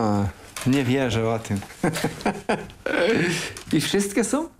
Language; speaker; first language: Polish; early bilingual, heritage; Polish